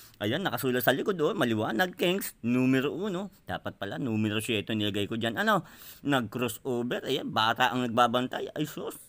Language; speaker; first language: Filipino; native; Filipino